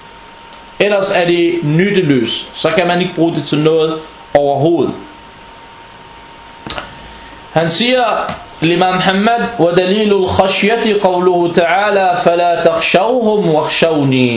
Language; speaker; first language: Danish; non-native, fluent; Arabic